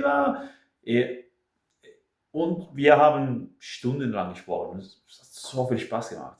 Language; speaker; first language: German; non-native, fluent; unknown